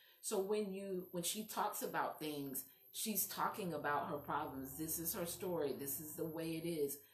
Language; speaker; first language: English; native; English